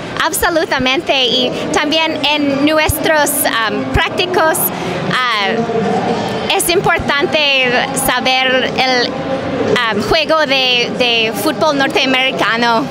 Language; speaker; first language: Spanish; non-native, fluent; English